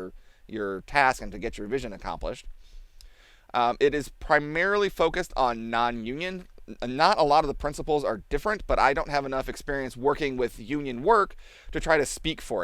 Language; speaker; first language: English; native; English